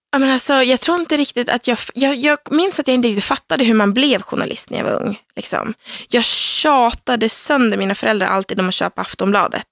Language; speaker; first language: Swedish; native; Swedish